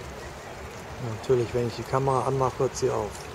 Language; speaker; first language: German; native; German